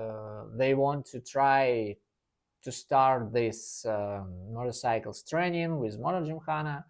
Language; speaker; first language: English; non-native, learner; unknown